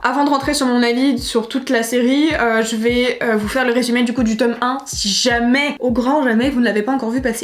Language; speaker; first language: French; native; French